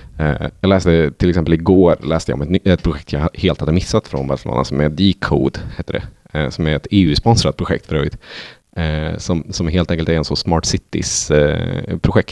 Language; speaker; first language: Swedish; native; Swedish